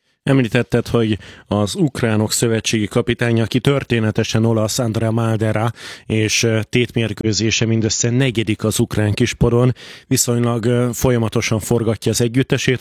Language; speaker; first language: Hungarian; native; Hungarian